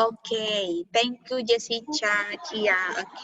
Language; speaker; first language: English; non-native, fluent; Indonesian